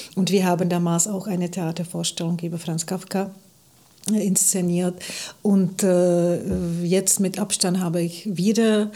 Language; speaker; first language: German; non-native, fluent; Czech